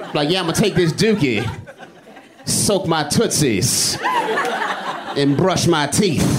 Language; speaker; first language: English; native; English